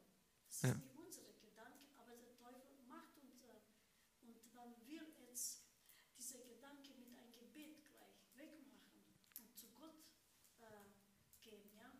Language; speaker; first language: German; non-native, learner; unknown